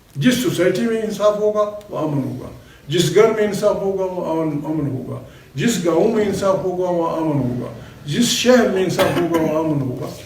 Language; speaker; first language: Urdu; non-native, local second language; Pashto